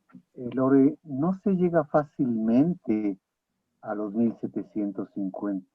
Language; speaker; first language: Spanish; native; Spanish